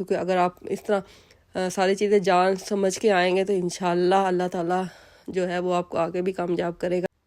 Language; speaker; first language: Urdu; native; Urdu